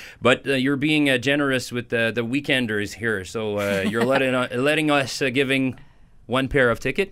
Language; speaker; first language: English; non-native, fluent; French